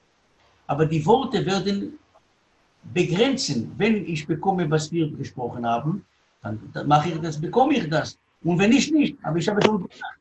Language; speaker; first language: German; non-native, learner; Hebrew